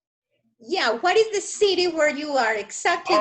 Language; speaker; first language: English; non-native, fluent; Spanish